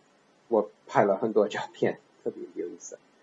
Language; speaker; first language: Chinese; non-native, learner; English